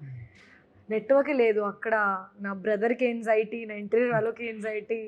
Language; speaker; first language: Telugu; non-native, fluent; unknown